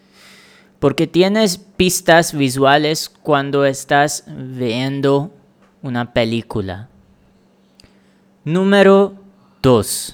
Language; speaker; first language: Spanish; non-native, fluent; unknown